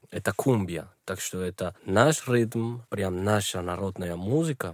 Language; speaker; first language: Russian; non-native, learner; Spanish